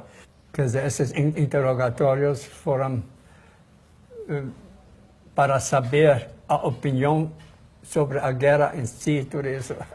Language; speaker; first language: Portuguese; non-native, fluent; German